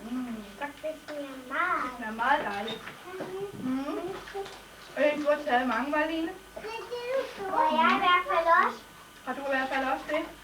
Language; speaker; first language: Danish; native; Danish